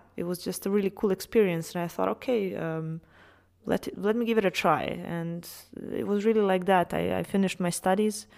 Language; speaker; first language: English; non-native, fluent; Serbian